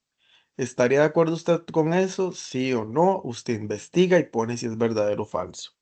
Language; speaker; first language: Spanish; native; Spanish